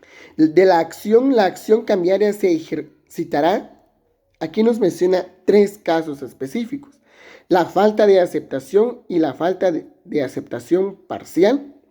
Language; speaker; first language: Spanish; native; Spanish